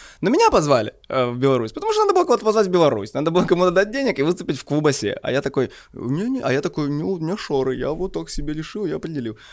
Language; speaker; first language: Russian; native; Russian